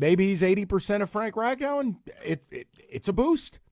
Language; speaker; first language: English; native; English